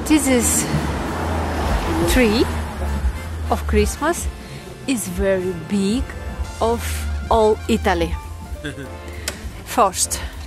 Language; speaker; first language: English; non-native, learner; Russian